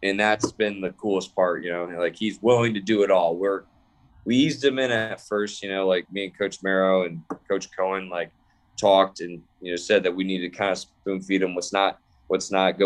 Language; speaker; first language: English; native; English